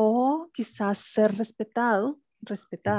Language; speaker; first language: Spanish; native; Spanish